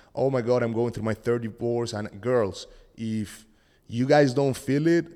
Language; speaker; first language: English; non-native, fluent; Spanish